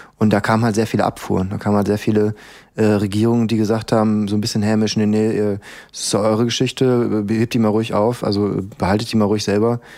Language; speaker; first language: German; native; German